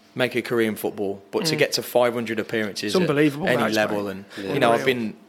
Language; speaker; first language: English; native; English